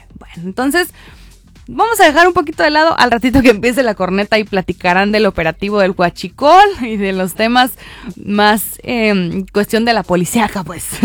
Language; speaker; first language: Spanish; native; Spanish